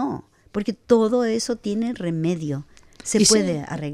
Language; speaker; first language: Spanish; native; Spanish